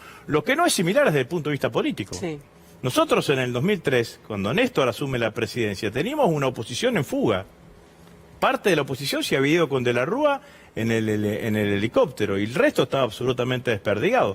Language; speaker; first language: Spanish; native; Spanish